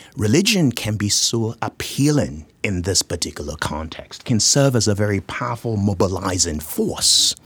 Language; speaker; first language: English; non-native, local second language; Yoruba